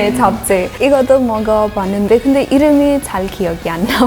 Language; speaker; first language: Korean; non-native, learner; Nepali